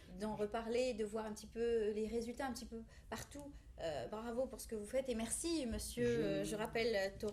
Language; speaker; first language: French; native; French